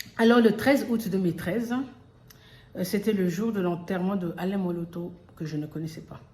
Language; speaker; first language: French; early bilingual, other home language; Lingala